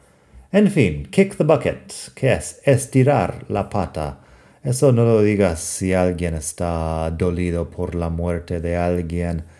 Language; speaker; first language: Spanish; non-native, fluent; English